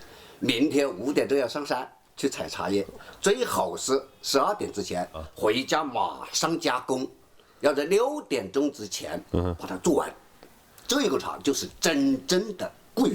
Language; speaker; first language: Chinese; native; Chinese